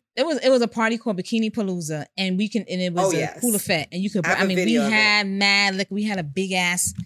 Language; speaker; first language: English; native; English